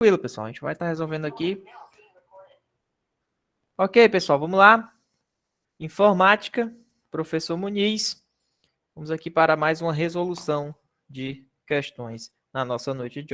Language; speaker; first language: Portuguese; native; Portuguese